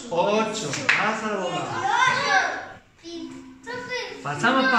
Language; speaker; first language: Spanish; native; Spanish